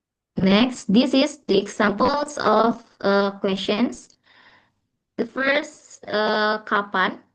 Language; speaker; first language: English; non-native, learner; Indonesian